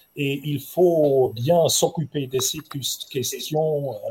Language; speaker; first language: French; non-native, fluent; German